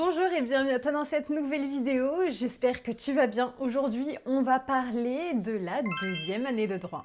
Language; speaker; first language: French; native; French